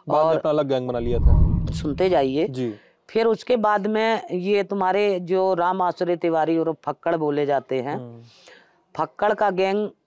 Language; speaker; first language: Hindi; native; Hindi